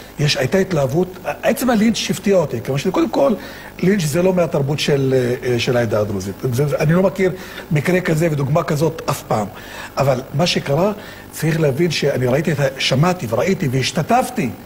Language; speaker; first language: Hebrew; non-native, local second language; Arabic